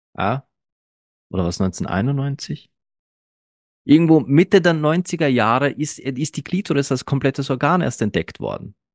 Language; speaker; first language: German; early bilingual, other home language; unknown